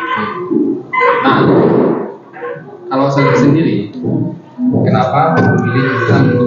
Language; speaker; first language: Indonesian; non-native, local second language; Javanese